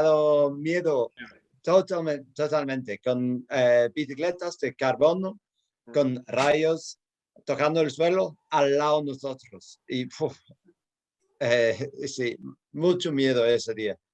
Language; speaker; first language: Spanish; non-native, fluent; English